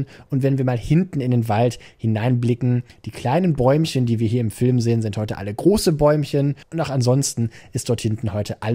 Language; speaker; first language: German; native; German